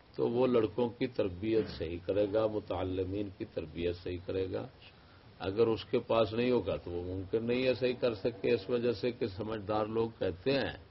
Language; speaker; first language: Urdu; non-native, local second language; Punjabi